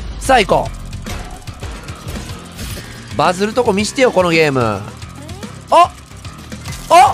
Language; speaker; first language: Japanese; native; Japanese